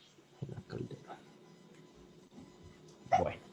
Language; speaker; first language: Spanish; native; Spanish